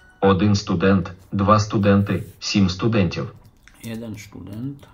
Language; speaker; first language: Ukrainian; non-native, learner; Slovak